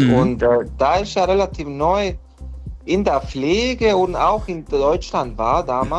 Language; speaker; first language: German; non-native, fluent; Bosnian